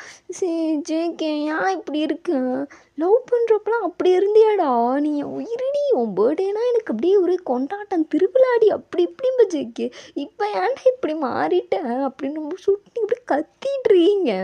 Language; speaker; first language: Tamil; native; Tamil